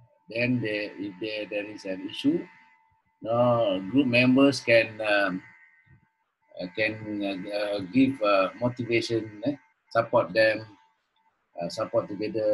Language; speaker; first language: English; non-native, local second language; Malay